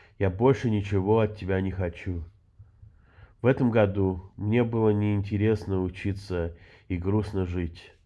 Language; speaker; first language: Russian; early bilingual, heritage; Russian